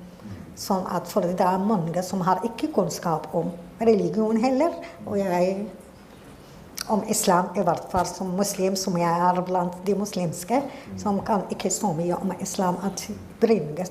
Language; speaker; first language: Norwegian; non-native, fluent; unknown